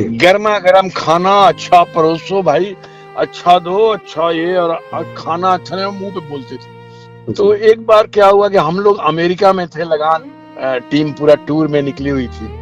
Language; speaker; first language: Hindi; native; Hindi